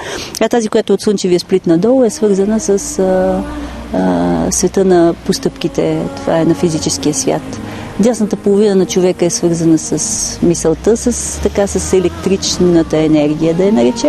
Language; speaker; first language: Bulgarian; native; Bulgarian